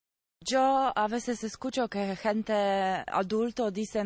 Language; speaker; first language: Spanish; non-native, learner; Polish